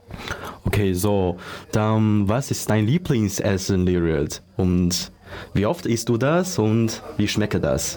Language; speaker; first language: German; non-native, learner; Chinese